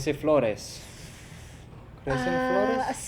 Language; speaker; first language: Spanish; non-native, fluent; English